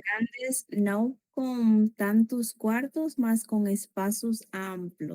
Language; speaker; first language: Spanish; non-native, learner; Portuguese